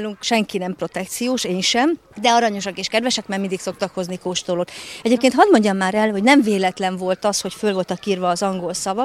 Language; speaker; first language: Hungarian; native; Hungarian